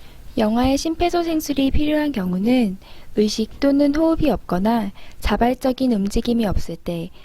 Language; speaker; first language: Korean; native; Korean